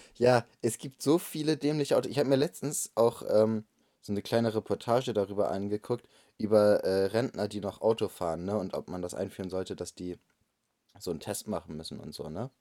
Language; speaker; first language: German; native; German